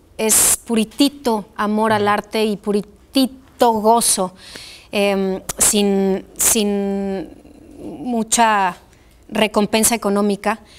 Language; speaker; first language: Spanish; early bilingual, other home language; Polish